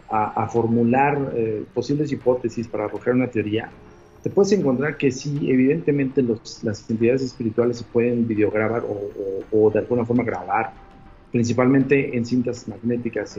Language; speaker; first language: Spanish; native; Spanish